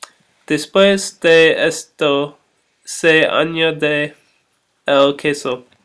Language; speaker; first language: Spanish; non-native, learner; English